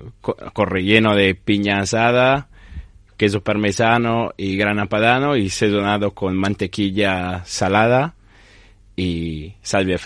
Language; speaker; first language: Spanish; non-native, fluent; Italian